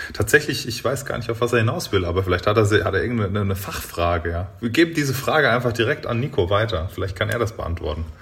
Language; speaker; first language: German; native; German